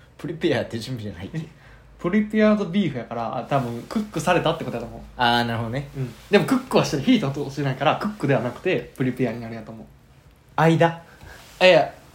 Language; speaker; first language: Japanese; native; Japanese